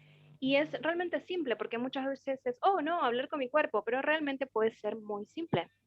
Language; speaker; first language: Spanish; native; Spanish